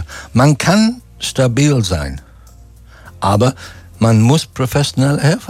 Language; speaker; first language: German; non-native, fluent; English